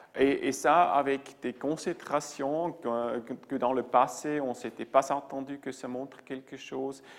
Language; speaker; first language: French; non-native, local second language; German